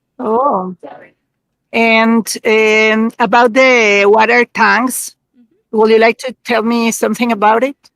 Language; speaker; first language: English; non-native, learner; Spanish